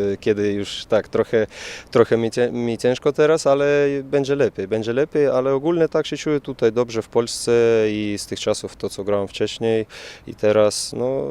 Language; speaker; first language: Polish; non-native, fluent; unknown